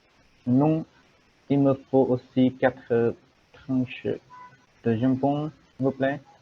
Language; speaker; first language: French; non-native, learner; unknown